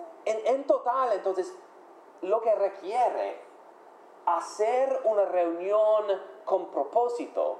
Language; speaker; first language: Spanish; non-native, fluent; English